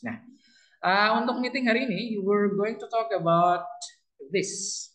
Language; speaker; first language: English; non-native, fluent; Indonesian